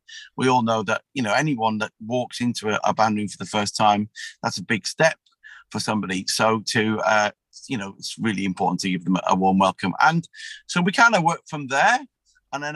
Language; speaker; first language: English; native; English